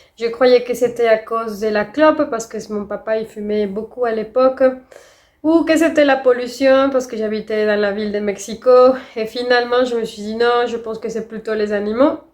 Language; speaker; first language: French; non-native, fluent; Spanish